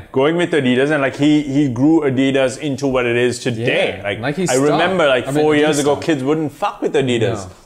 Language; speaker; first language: English; non-native, local second language; Sinhala